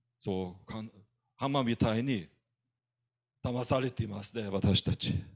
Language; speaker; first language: Japanese; non-native, fluent; German